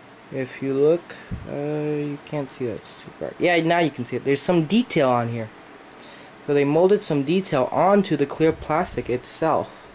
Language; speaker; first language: English; native; English